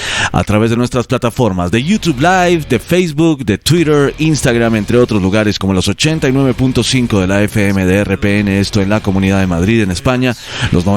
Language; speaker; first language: Spanish; native; Spanish